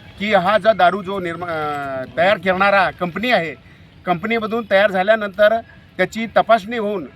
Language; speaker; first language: Marathi; non-native, local second language; Lambadi